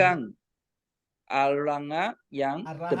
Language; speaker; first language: Indonesian; non-native, learner; Chinese